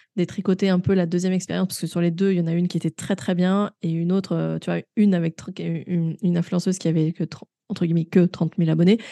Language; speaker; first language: French; native; French